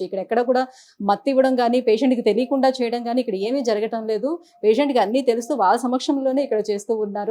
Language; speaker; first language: Telugu; native; Telugu